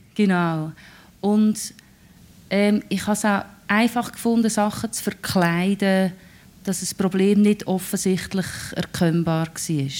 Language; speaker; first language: German; native; German